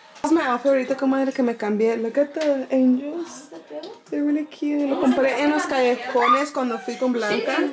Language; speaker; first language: Spanish; early bilingual, heritage; Spanish